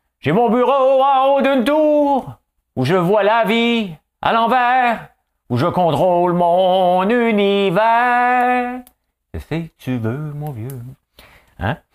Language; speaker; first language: French; native; French